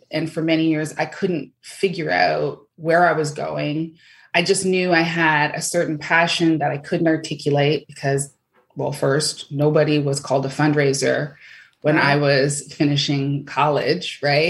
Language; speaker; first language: English; native; English